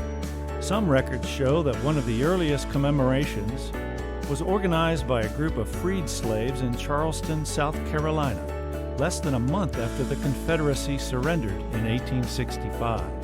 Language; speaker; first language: English; native; English